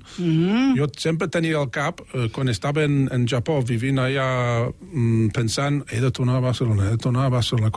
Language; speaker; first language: Catalan; non-native, fluent; English